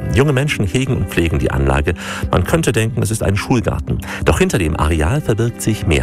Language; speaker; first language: German; native; German